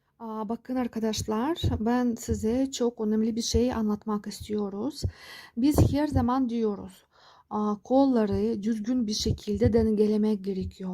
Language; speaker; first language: Turkish; non-native, fluent; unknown